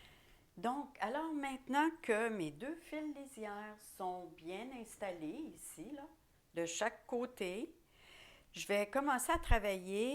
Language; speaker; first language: French; native; French